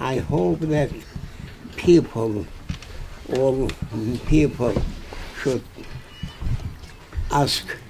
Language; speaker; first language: English; non-native, learner; Turkish